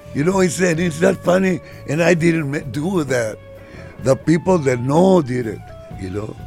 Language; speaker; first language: English; non-native, fluent; Spanish